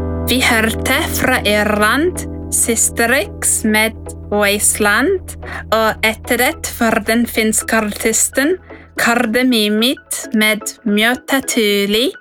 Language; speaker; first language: Norwegian; non-native, fluent; English